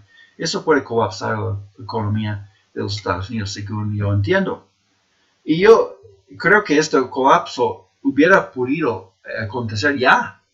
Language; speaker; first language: Spanish; non-native, fluent; English